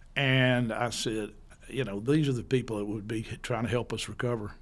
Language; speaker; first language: English; native; English